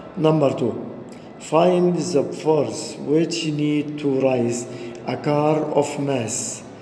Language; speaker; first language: English; non-native, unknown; Arabic